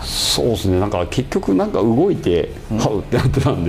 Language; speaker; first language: Japanese; native; Japanese